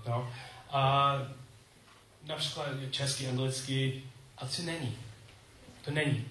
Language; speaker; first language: Czech; non-native, learner; English